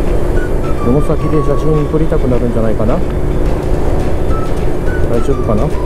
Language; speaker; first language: Japanese; native; Japanese